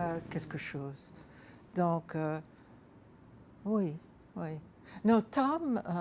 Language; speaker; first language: French; non-native, fluent; English